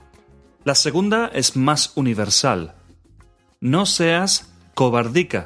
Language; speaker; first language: Spanish; native; Spanish